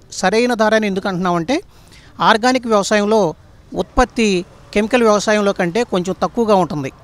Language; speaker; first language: Telugu; native; Telugu